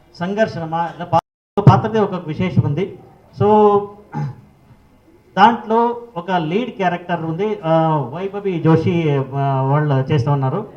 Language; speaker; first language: Telugu; non-native, learner; Kannada